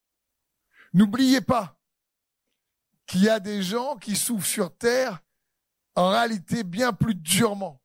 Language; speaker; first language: French; native; French